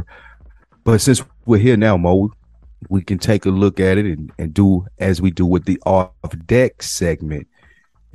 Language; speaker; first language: English; native; English